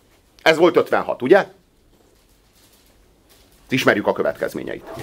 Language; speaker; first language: Hungarian; native; Hungarian